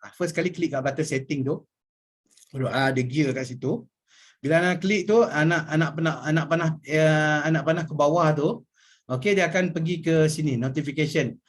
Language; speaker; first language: Malay; native; Malay